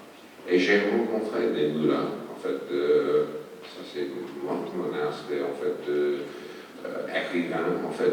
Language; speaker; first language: French; non-native, fluent; English